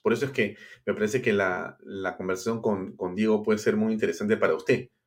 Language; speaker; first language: Spanish; native; Spanish